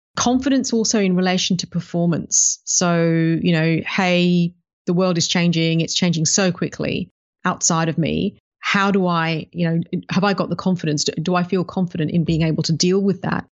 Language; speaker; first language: English; native; English